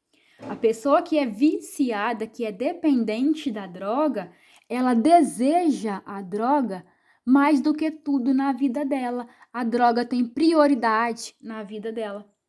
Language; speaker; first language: Portuguese; native; Portuguese